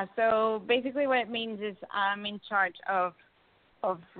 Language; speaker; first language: English; non-native, fluent; Spanish